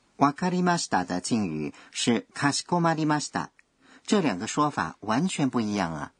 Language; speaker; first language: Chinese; non-native, fluent; Japanese